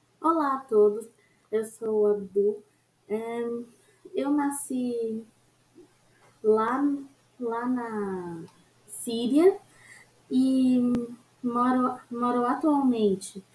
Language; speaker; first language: Portuguese; non-native, fluent; Arabic